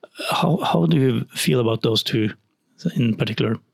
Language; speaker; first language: English; non-native, fluent; Norwegian